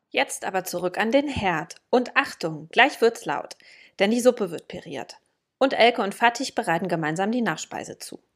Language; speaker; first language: German; native; German